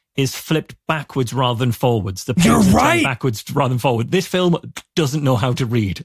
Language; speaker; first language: English; native; English